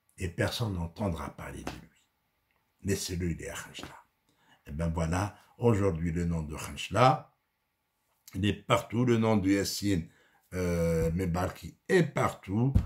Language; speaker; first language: French; non-native, local second language; Arabic